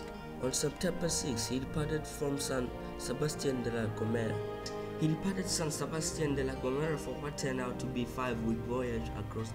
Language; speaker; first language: English; non-native, fluent; Southern Sotho